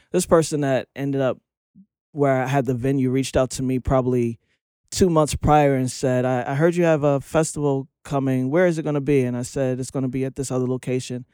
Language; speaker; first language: English; native; English